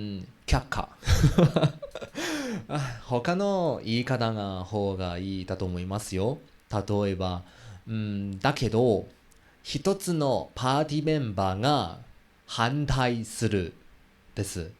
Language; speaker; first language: Japanese; non-native, learner; Chinese